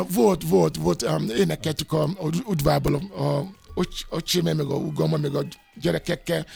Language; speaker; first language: Hungarian; non-native, fluent; Yoruba